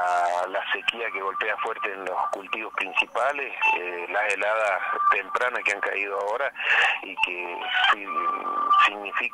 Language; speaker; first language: Spanish; native; Spanish